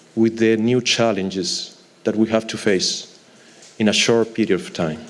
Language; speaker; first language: English; non-native, fluent; Galician